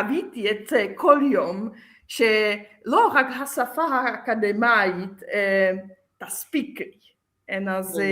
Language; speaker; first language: Hebrew; non-native, fluent; Czech